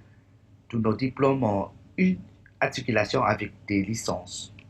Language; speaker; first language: French; non-native, fluent; English